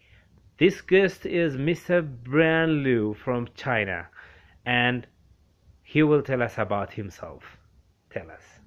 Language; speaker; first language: English; non-native, local second language; Amharic